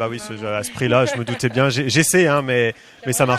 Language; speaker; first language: French; native; French